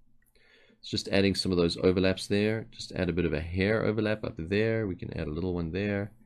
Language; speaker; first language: English; native; English